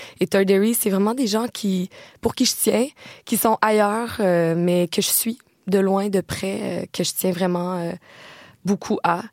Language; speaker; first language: French; native; French